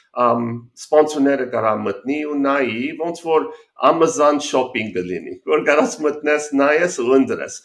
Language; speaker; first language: Armenian; early bilingual, heritage; Armenian